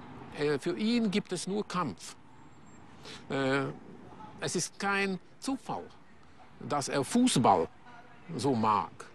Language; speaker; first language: German; non-native, fluent; Hungarian